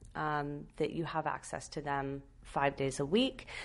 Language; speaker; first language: English; native; English